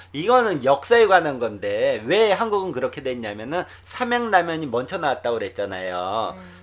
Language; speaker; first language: Korean; native; Korean